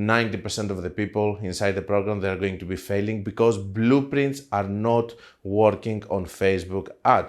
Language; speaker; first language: English; non-native, fluent; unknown